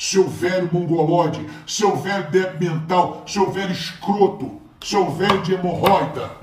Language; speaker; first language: Portuguese; native; Portuguese